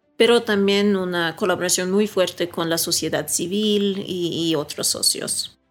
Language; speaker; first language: Spanish; early bilingual, heritage; Swedish